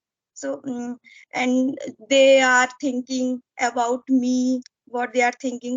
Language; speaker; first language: English; non-native, learner; Hindi